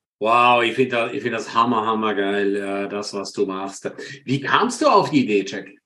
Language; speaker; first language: German; native; German